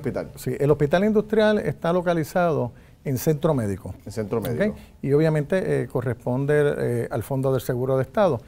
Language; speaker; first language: Spanish; native; Spanish